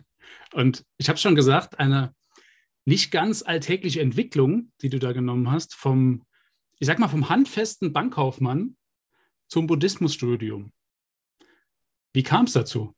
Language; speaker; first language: German; native; German